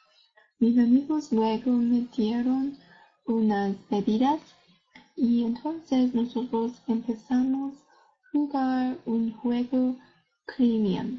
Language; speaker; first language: Spanish; non-native, learner; English